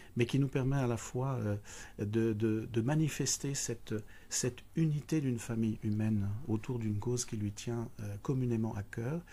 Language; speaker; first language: French; native; French